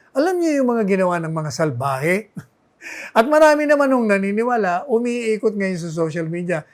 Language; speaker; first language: Filipino; non-native, local second language; Bikol